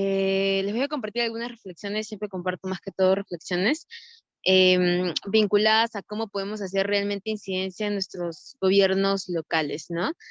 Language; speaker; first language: Spanish; native; Spanish